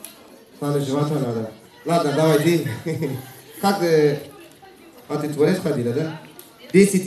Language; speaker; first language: Russian; non-native, learner; Turkish